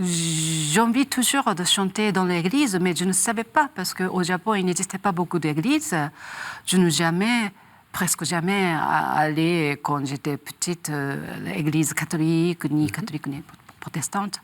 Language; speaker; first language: French; non-native, learner; Japanese